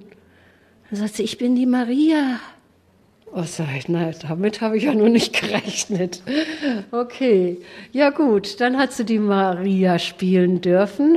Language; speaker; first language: German; native; German